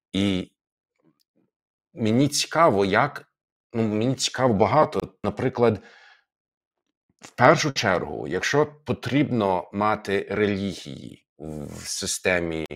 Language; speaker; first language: Ukrainian; non-native, fluent; English